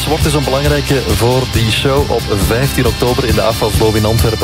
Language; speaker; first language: Dutch; native; Dutch